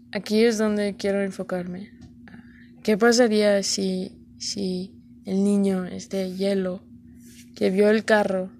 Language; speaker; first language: Spanish; early bilingual, heritage; Spanish